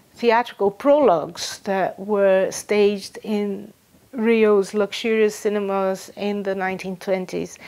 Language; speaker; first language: English; non-native, fluent; Portuguese